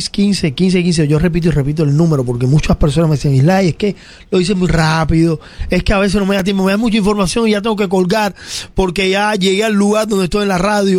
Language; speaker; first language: Spanish; native; Spanish